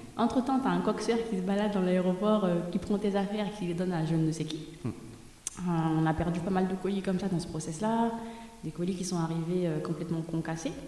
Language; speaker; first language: French; non-native, local second language; Bambara